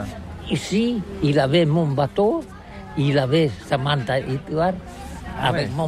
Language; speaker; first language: French; non-native, learner; Catalan